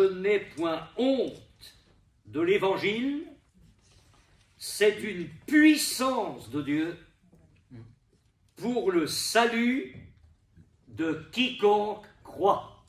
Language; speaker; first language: French; native; French